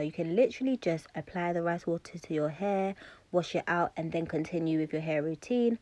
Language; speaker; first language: English; native; English